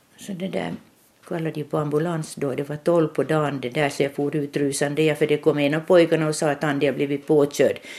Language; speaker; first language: Swedish; native; Swedish